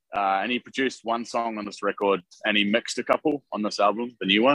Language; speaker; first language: English; native; English